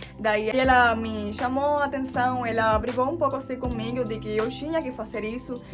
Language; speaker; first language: Portuguese; non-native, fluent; Spanish